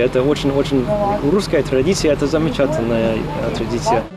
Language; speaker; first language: Russian; non-native, fluent; English